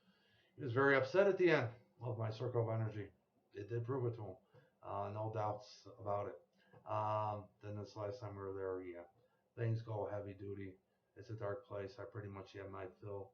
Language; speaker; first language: English; native; English